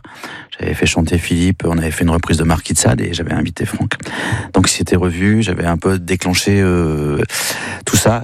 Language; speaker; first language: French; native; French